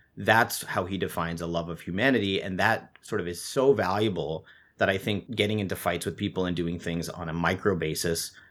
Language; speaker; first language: English; native; English